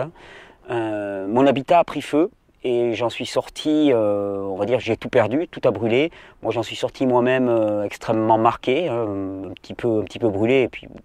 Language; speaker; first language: French; native; French